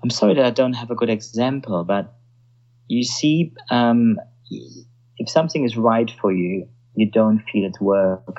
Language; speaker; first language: English; non-native, fluent; German